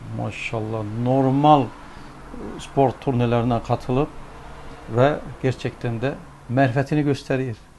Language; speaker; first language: Turkish; early bilingual, heritage; Turkish